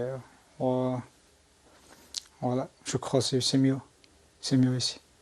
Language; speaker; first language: French; non-native, learner; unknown